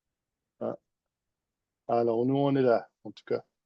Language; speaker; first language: French; non-native, fluent; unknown